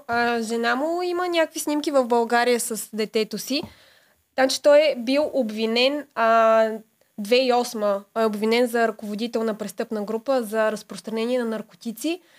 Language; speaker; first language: Bulgarian; native; Bulgarian